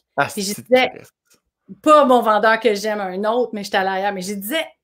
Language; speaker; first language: French; native; French